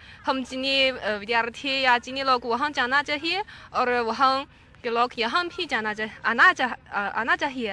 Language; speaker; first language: Hindi; non-native, fluent; Chinese